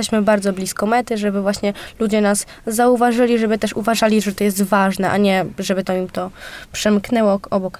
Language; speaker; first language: Polish; native; Polish